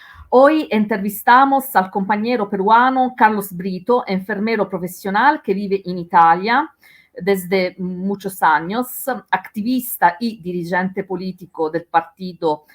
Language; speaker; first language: Spanish; non-native, learner; Italian